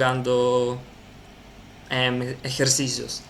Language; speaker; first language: Portuguese; non-native, learner; Russian